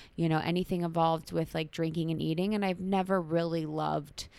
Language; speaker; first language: English; native; English